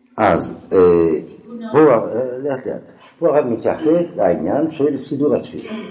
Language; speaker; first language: Hebrew; non-native, fluent; French